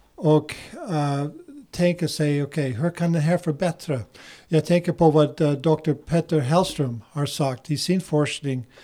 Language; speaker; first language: Swedish; non-native, fluent; English